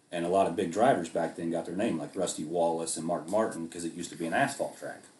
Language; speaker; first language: English; native; English